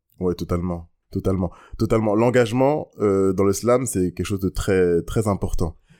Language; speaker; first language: French; early bilingual, other home language; Lingala